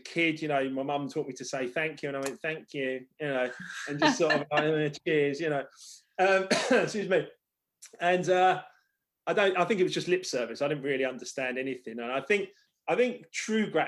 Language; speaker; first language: English; native; English